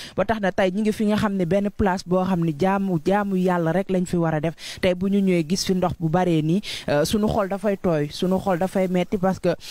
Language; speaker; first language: Wolof; native; Wolof